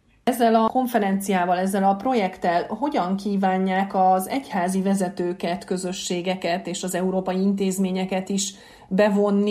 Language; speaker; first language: Hungarian; native; Hungarian